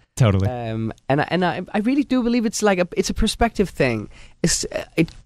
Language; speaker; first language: English; non-native, fluent; Danish